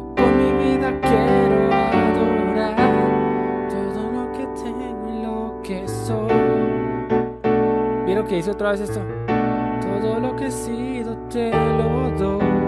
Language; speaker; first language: Spanish; native; Spanish